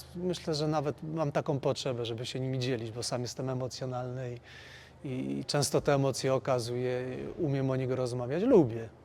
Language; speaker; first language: Polish; native; Polish